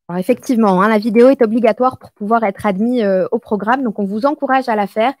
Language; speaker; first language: French; non-native, local second language; Arabic